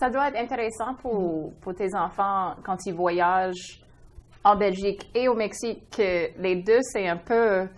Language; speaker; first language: French; non-native, local second language; English